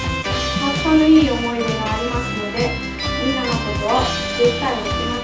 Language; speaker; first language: Japanese; non-native, learner; English